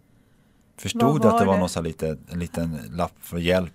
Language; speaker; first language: Swedish; native; Swedish